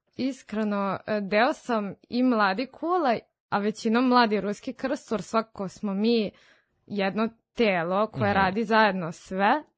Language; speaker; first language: Serbian; non-native, local second language; Rusyn